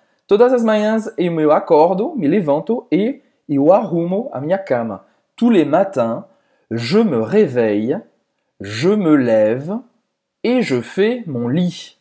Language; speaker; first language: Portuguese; non-native, fluent; French